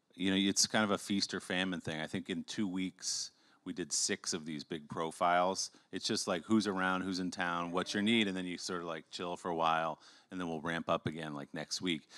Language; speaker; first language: English; native; English